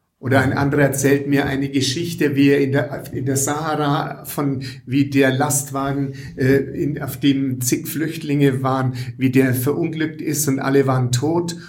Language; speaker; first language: German; native; German